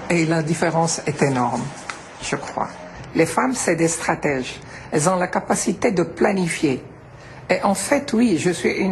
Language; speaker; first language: French; non-native, local second language; Arabic